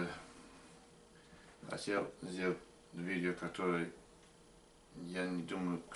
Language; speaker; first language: Russian; non-native, learner; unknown